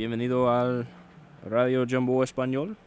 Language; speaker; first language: Spanish; non-native, learner; English